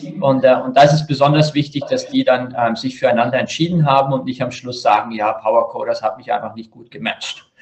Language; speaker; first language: German; native; German